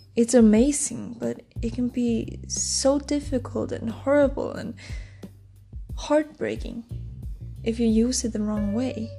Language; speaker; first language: English; non-native, fluent; Icelandic